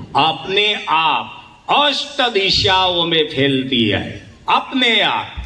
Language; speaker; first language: Hindi; non-native, local second language; Marathi